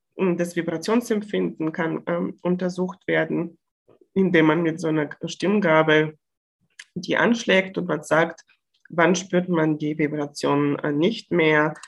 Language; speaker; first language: German; non-native, fluent; Bulgarian